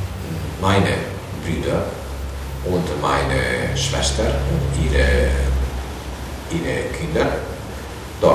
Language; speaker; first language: German; non-native, learner; Spanish